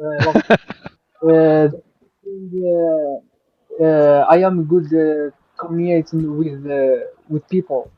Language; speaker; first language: English; non-native, learner; Arabic